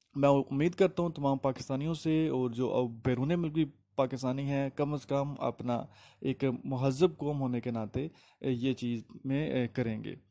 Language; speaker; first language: Urdu; native; Urdu